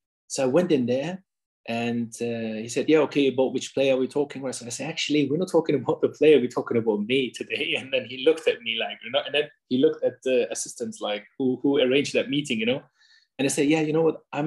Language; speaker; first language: English; non-native, fluent; German